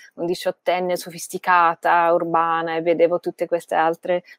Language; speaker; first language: Italian; non-native, fluent; Bangla